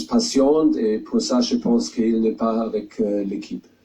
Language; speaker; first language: French; non-native, fluent; German